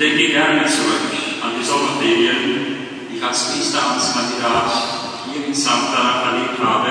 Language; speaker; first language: German; native; German